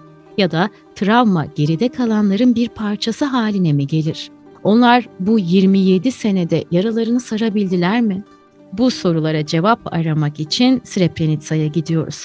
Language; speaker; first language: Turkish; native; Turkish